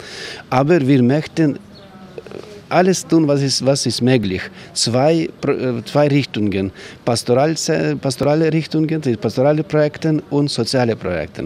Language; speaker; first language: German; non-native, learner; Ukrainian